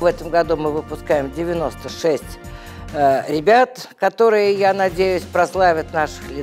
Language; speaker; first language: Russian; native; Russian